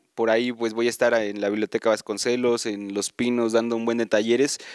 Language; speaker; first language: Spanish; native; Spanish